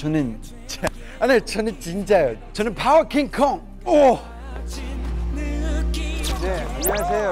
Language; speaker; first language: Korean; non-native, learner; Chinese